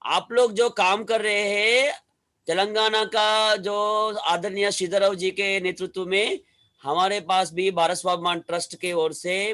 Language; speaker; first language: Hindi; non-native, local second language; Telugu